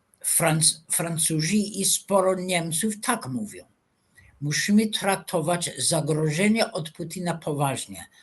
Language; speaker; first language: Polish; non-native, fluent; English